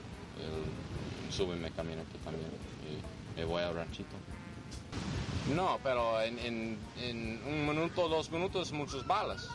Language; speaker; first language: Spanish; non-native, learner; English